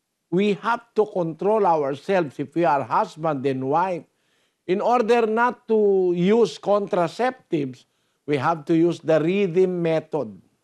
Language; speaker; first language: English; non-native, local second language; Filipino